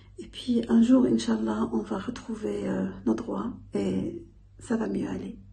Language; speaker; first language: French; non-native, local second language; Arabic